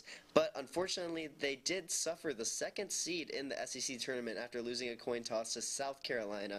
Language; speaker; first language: English; native; English